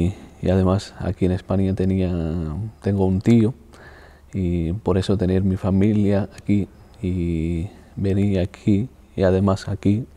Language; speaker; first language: Spanish; non-native, fluent; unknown